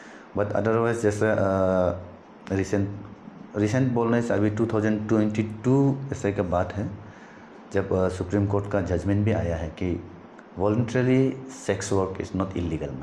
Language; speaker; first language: Hindi; non-native, local second language; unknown